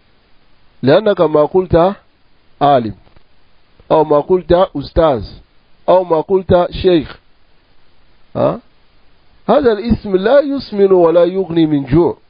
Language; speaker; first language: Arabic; non-native, fluent; French